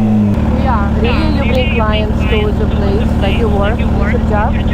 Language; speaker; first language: English; non-native, learner; Russian